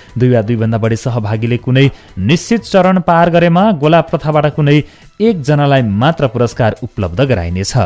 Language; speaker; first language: Nepali; native; Nepali